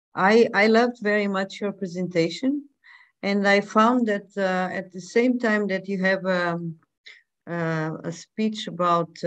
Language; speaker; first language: English; non-native, fluent; Portuguese